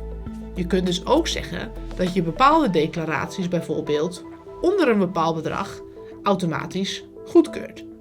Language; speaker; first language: Dutch; native; Dutch